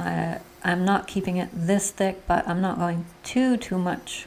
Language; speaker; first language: English; native; English